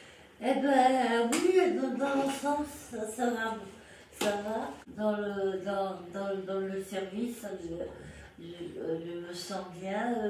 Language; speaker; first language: French; early bilingual, other home language; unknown